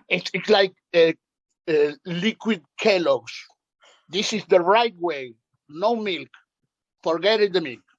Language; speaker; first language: English; non-native, learner; Spanish